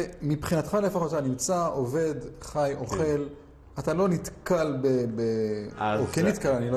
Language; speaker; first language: Hebrew; native; Hebrew